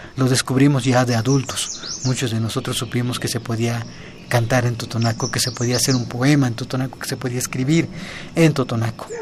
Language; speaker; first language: Spanish; non-native, local second language; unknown